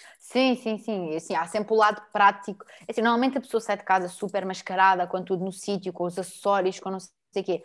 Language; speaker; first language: Portuguese; native; Portuguese